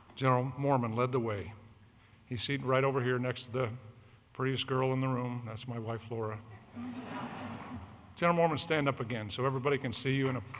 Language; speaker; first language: English; native; English